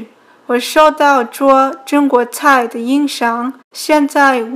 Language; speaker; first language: Chinese; early bilingual, heritage; Chinese